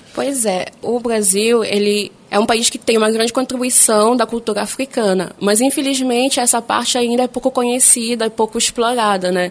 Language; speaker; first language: Portuguese; non-native, local second language; Kabuverdianu